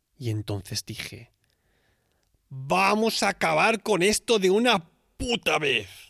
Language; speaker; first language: Spanish; native; Spanish